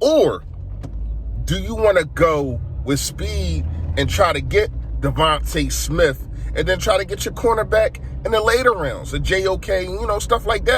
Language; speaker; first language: English; native; English